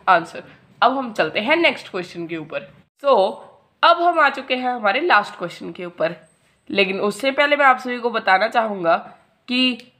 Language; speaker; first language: Hindi; non-native, local second language; Punjabi